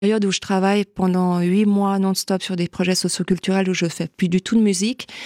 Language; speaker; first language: French; native; French